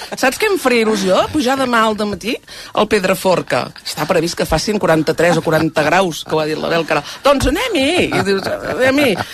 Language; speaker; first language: Catalan; native; Catalan